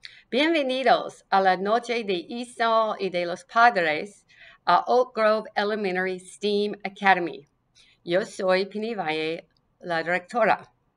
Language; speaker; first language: Spanish; non-native, learner; English